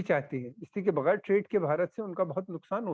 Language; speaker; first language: Hindi; native; Hindi